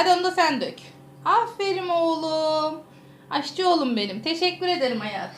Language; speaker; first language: Turkish; native; Turkish